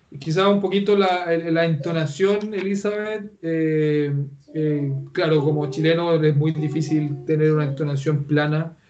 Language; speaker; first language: Spanish; native; Spanish